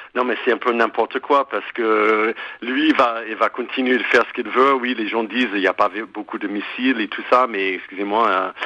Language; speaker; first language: French; non-native, fluent; English